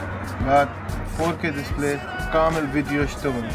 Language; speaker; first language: Arabic; non-native, learner; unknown